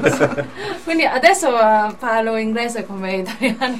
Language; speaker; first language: Italian; non-native, learner; Cantonese